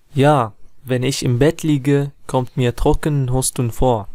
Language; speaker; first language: German; non-native, fluent; Arabic